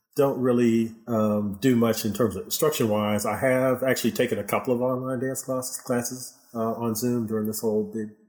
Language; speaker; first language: English; native; English